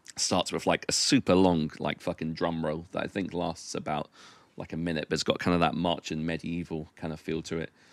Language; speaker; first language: English; native; English